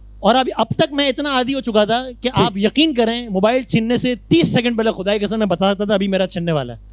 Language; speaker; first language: Urdu; native; Urdu